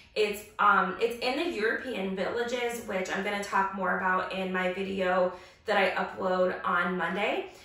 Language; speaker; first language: English; native; English